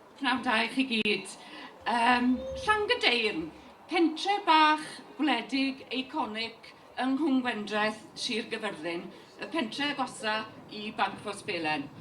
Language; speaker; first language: Welsh; native; Welsh